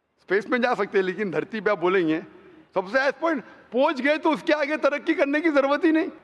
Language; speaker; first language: Hindi; non-native, local second language; Konkani